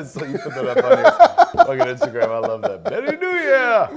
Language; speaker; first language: English; native; English